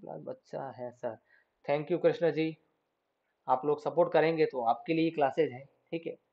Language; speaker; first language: Hindi; native; Hindi